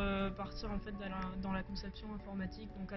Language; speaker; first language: French; native; French